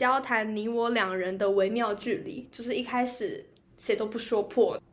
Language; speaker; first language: Chinese; native; Chinese